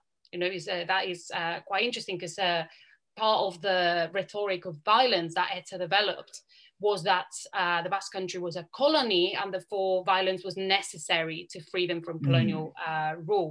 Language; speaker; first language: English; non-native, fluent; Catalan